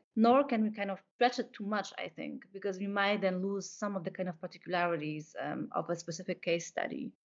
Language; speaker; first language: English; non-native, fluent; Polish